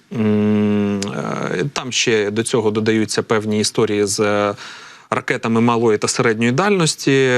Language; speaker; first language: Ukrainian; native; Ukrainian